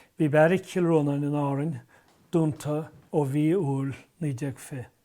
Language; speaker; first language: Irish; native; Irish